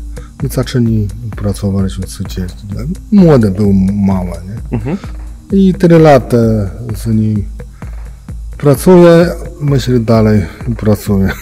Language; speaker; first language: Polish; non-native, learner; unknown